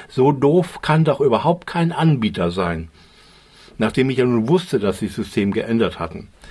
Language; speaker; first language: German; native; German